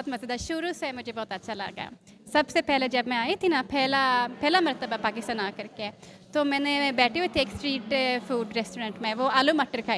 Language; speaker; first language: Hindi; non-native, learner; Swedish